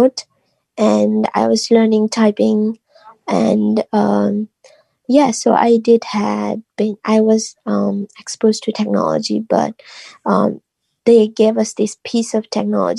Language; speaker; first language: English; non-native, local second language; Nepali